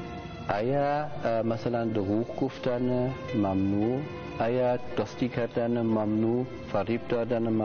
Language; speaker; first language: Persian; non-native, learner; German